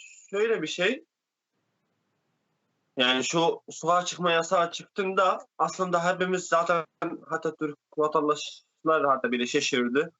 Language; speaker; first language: Turkish; non-native, fluent; Arabic